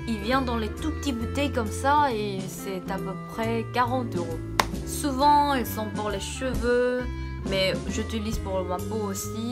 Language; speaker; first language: French; non-native, fluent; Korean